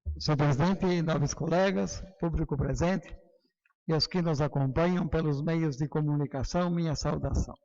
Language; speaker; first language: Portuguese; native; Portuguese